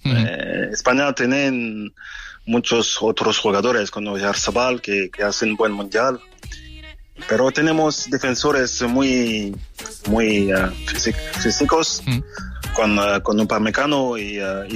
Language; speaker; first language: Spanish; non-native, learner; French